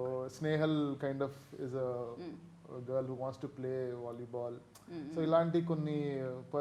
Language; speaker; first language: Telugu; native; Telugu